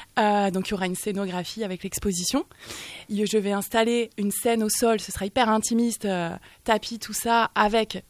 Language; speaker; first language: French; native; French